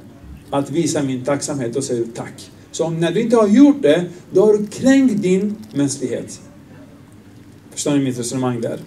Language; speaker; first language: Swedish; non-native, fluent; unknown